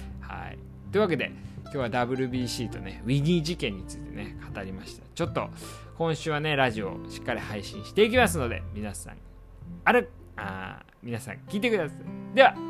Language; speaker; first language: Japanese; native; Japanese